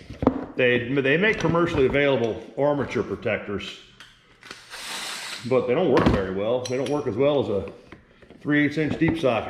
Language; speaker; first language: English; native; English